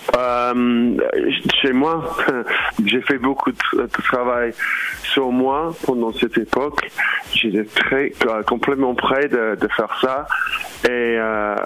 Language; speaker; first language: French; non-native, learner; English